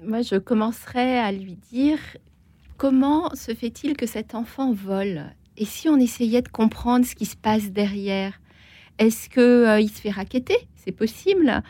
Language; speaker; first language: French; native; French